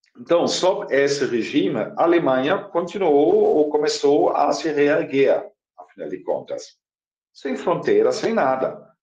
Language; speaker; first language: Portuguese; non-native, fluent; German